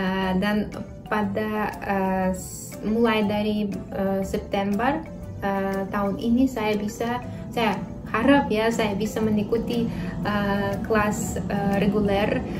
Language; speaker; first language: Indonesian; non-native, fluent; Russian